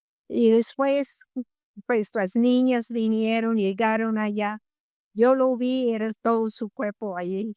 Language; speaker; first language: Spanish; non-native, fluent; English